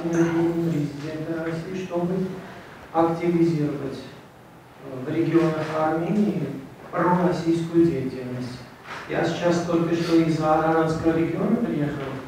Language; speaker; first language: Russian; non-native, local second language; Armenian